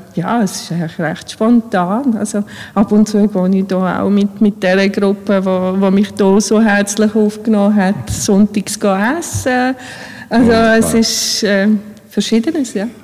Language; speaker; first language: German; early bilingual, other home language; Bosnian